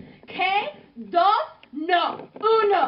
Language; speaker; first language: Spanish; non-native, learner; English